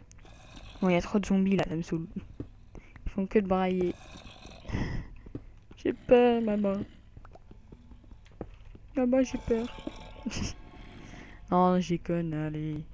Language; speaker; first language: French; native; French